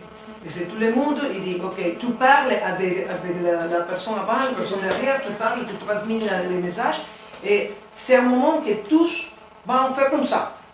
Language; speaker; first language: French; non-native, learner; Spanish